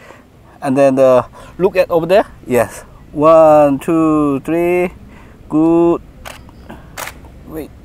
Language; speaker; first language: English; non-native, learner; Korean